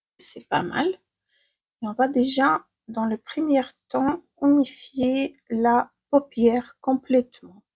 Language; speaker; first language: French; non-native, fluent; Ukrainian